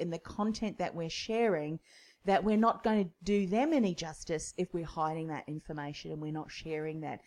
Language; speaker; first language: English; native; English